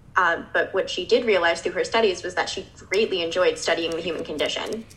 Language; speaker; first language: English; native; English